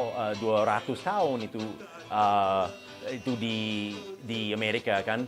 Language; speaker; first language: Indonesian; non-native, fluent; English